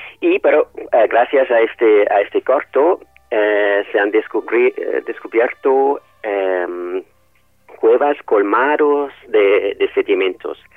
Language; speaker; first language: Spanish; non-native, fluent; German